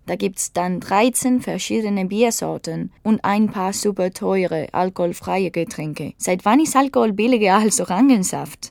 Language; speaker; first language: German; non-native, learner; Spanish